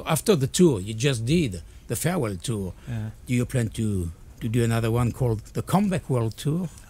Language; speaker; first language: English; non-native, fluent; French